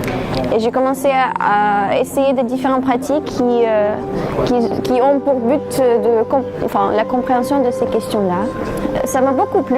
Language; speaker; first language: French; non-native, fluent; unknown